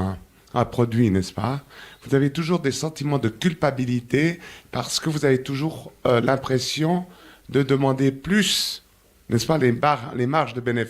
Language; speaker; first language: French; native; French